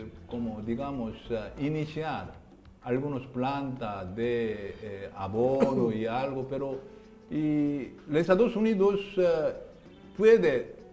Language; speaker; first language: Spanish; non-native, learner; Korean